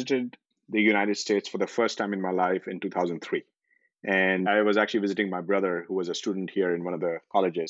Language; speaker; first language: English; non-native, local second language; Hindi